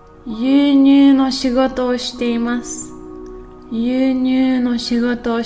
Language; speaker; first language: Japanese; non-native, fluent; English